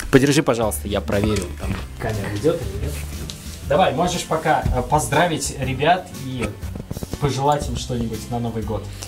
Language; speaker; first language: Russian; native; Russian